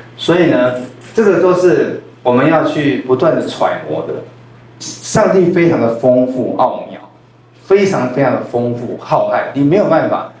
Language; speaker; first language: Chinese; non-native, local second language; Min Nan Chinese